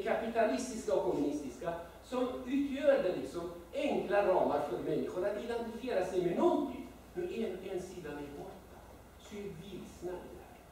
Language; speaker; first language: Swedish; non-native, fluent; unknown